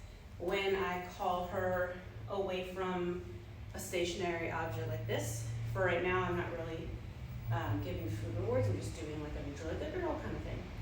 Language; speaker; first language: English; native; English